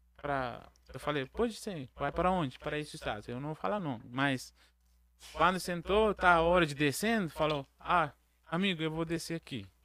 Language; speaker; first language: Portuguese; non-native, learner; Arabic